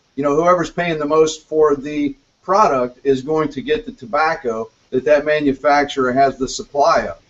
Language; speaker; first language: English; native; English